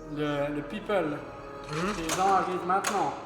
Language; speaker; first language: French; native; French